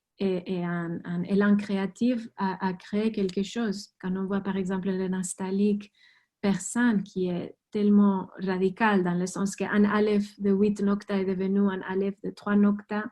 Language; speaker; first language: French; non-native, fluent; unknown